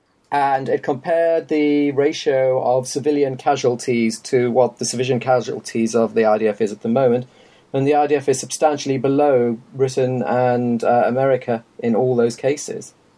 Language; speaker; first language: English; native; English